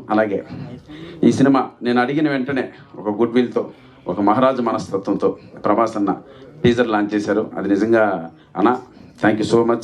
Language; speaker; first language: Telugu; native; Telugu